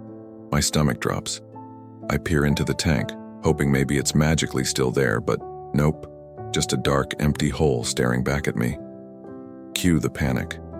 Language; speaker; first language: English; native; English